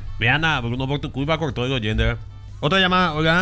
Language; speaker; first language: Spanish; native; Spanish